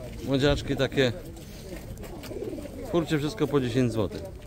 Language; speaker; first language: Polish; native; Polish